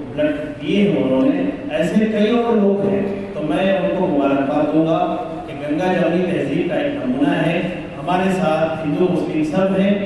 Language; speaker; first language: Urdu; native; Urdu